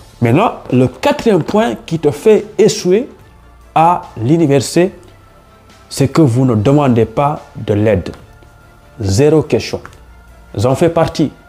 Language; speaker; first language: French; non-native, local second language; Wolof